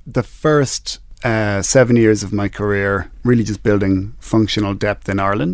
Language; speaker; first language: English; native; English